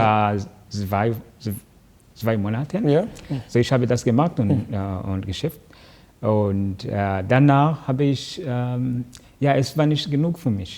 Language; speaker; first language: German; non-native, learner; Kinyarwanda